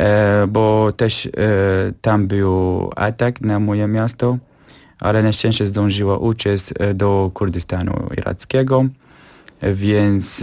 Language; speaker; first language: Polish; non-native, fluent; Kurdish